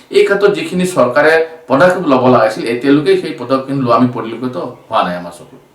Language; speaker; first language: Assamese; non-native, local second language; Bangla